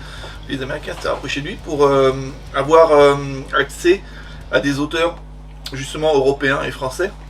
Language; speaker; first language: French; native; French